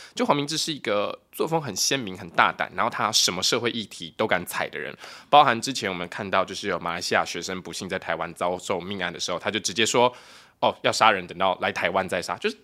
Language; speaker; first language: Chinese; native; Chinese